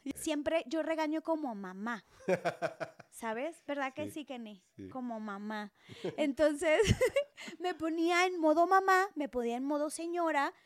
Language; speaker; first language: Spanish; native; Spanish